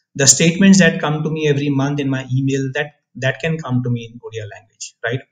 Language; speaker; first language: English; non-native, local second language; Odia